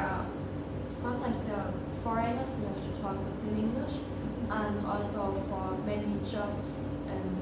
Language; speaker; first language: English; non-native, fluent; German